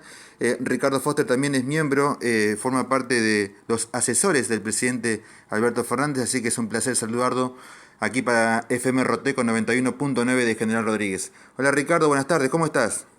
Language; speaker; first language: Spanish; native; Spanish